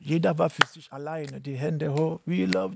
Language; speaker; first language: German; non-native, learner; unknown